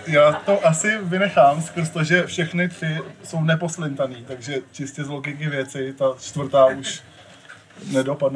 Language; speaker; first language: Czech; native; Czech